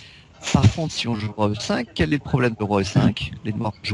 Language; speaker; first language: French; native; French